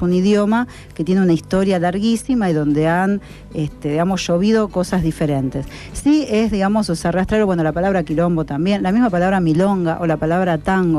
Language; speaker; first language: Spanish; native; Spanish